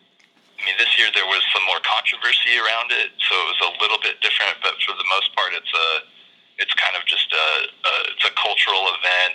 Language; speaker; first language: English; native; English